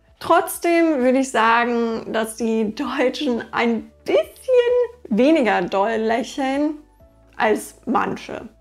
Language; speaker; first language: German; non-native, fluent; English